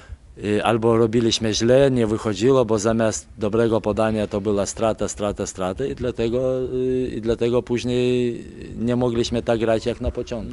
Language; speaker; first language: Polish; non-native, fluent; Lithuanian